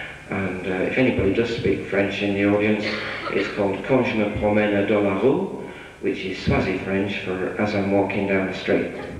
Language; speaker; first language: English; native; English